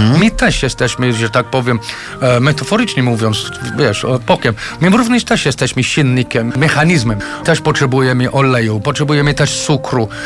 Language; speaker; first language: Polish; non-native, fluent; English